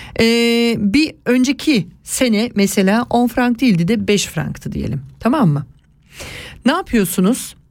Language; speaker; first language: Turkish; early bilingual, heritage; Turkish